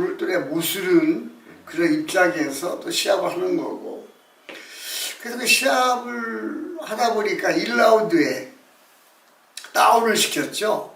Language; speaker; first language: Korean; native; Korean